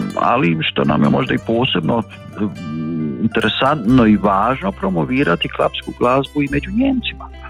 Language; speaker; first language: Bosnian; early bilingual, heritage; Croatian